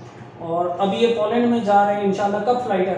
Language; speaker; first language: Hindi; non-native, learner; Bangla